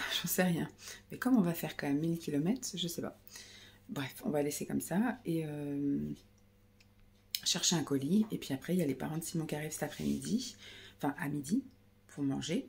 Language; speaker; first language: French; native; French